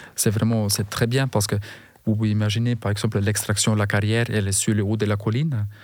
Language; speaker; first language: French; non-native, fluent; German